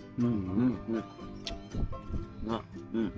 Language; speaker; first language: Thai; native; Thai